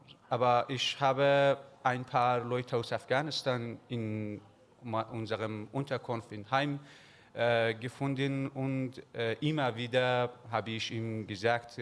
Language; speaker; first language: German; non-native, learner; Persian